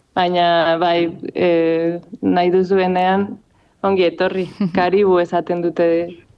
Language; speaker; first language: Basque; non-native, local second language; Spanish